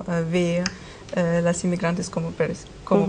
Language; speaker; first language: Spanish; non-native, fluent; German